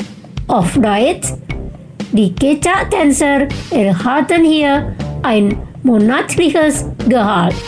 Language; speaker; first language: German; non-native, fluent; Indonesian